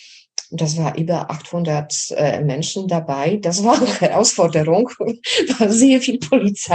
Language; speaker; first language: German; non-native, fluent; Polish